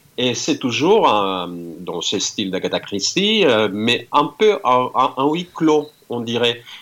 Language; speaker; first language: French; non-native, fluent; Greek